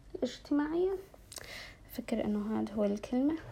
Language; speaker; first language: Arabic; non-native, learner; Somali